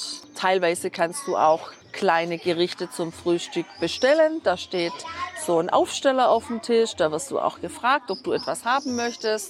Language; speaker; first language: German; native; German